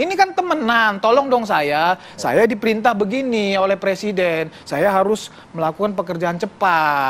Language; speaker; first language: Indonesian; native; Indonesian